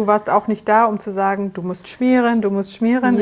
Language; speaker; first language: German; native; German